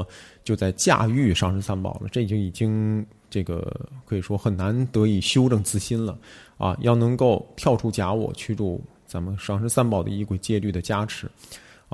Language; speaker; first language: Chinese; native; Chinese